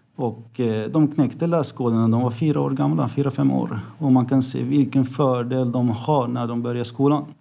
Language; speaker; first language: Swedish; early bilingual, other home language; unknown